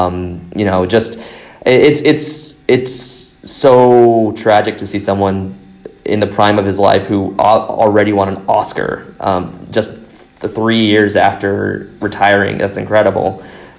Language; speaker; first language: English; native; English